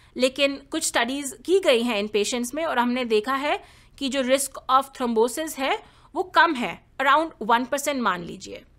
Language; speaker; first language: Hindi; native; Hindi